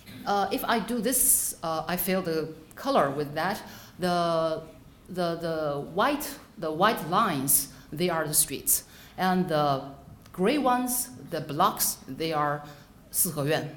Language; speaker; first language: English; non-native, fluent; Chinese